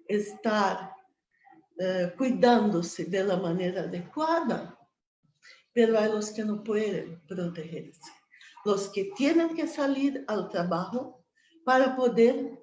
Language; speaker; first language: Spanish; non-native, fluent; Portuguese